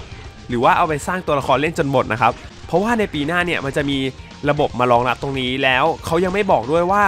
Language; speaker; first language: Thai; native; Thai